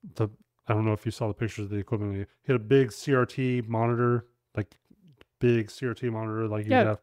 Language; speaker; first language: English; native; English